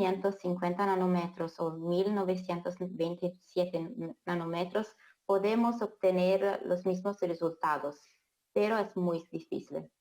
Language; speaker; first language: Spanish; non-native, fluent; Italian